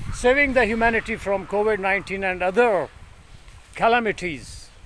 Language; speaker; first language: English; non-native, local second language; Punjabi